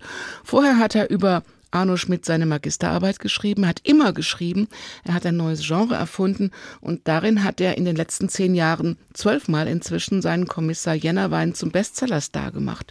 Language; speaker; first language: German; native; German